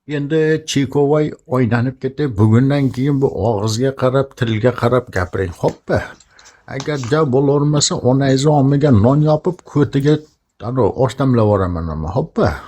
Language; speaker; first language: Uzbek; native; Uzbek